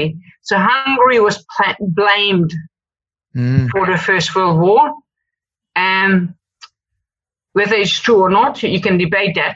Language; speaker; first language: English; early bilingual, other home language; Hungarian